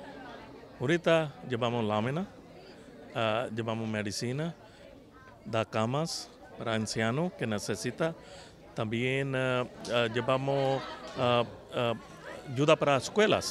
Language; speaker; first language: Spanish; non-native, learner; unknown